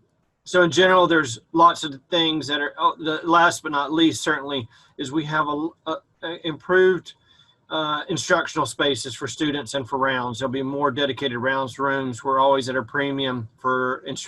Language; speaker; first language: English; native; English